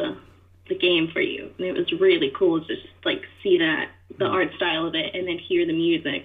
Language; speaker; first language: English; native; English